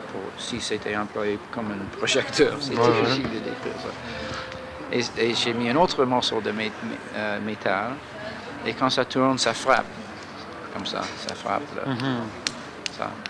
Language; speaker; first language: French; non-native, fluent; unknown